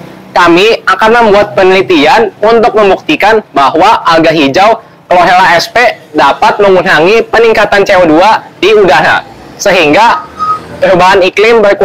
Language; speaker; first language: Indonesian; native; Indonesian